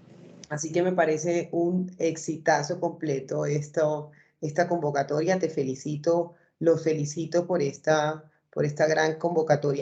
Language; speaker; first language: Spanish; native; Spanish